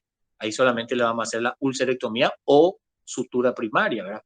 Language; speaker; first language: Spanish; native; Spanish